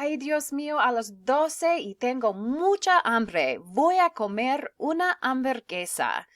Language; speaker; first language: Spanish; non-native, fluent; English